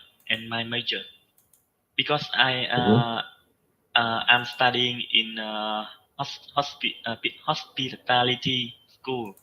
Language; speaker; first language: English; non-native, learner; Vietnamese